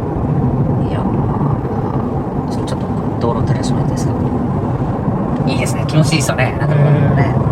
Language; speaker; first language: Japanese; native; Japanese